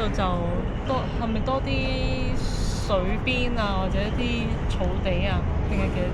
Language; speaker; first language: Cantonese; native; Cantonese